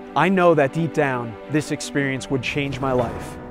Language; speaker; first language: English; native; English